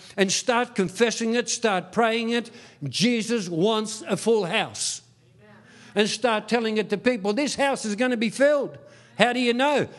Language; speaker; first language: English; early bilingual, other home language; Dutch